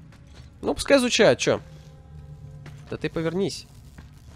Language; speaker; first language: Russian; native; Russian